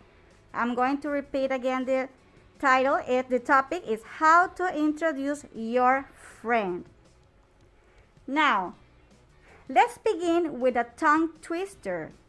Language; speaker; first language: English; non-native, fluent; Spanish